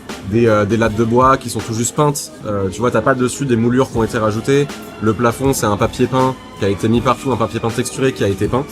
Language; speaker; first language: French; native; French